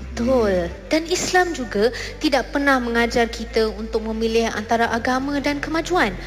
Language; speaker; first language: Malay; non-native, fluent; Urdu